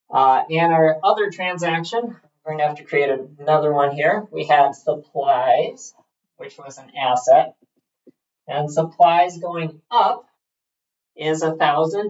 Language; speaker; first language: English; native; English